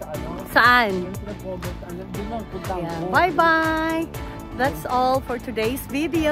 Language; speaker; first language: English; non-native, local second language; Filipino